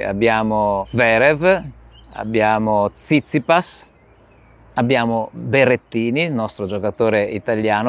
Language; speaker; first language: Italian; native; Italian